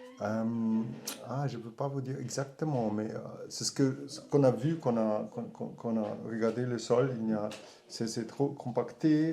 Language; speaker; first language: French; non-native, learner; German